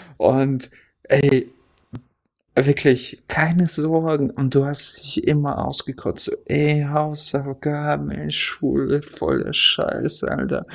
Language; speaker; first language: German; non-native, fluent; Russian